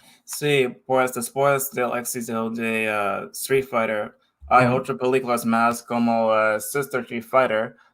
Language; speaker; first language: Spanish; non-native, fluent; English